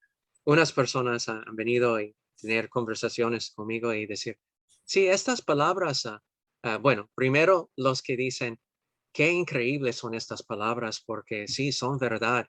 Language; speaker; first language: Spanish; non-native, fluent; English